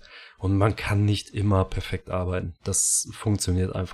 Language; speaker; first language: German; native; German